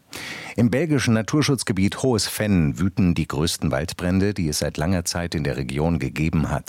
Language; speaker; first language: German; native; German